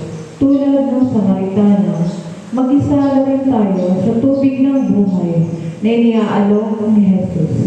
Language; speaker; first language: Filipino; native; Filipino